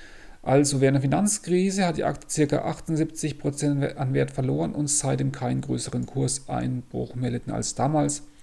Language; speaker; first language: German; native; German